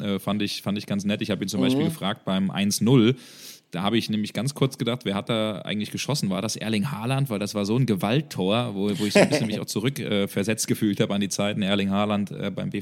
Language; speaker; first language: German; native; German